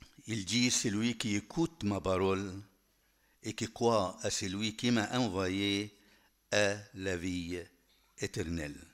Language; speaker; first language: French; non-native, fluent; Arabic